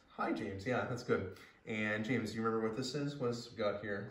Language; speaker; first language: English; native; English